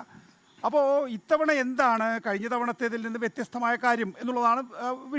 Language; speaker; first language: Malayalam; native; Malayalam